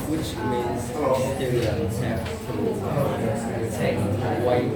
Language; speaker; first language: English; non-native, learner; Vietnamese